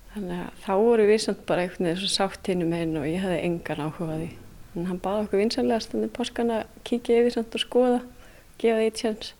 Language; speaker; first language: Icelandic; native; Icelandic